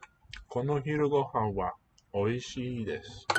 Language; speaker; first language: Japanese; non-native, learner; English